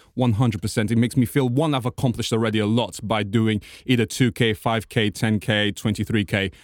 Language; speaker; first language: English; non-native, fluent; Portuguese